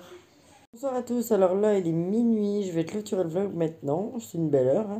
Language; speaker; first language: French; native; French